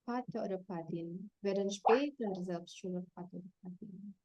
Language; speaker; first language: German; non-native, fluent; Indonesian